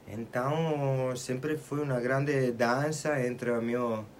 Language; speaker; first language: Portuguese; non-native, fluent; Italian